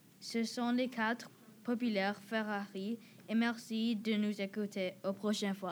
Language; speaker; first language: French; non-native, learner; English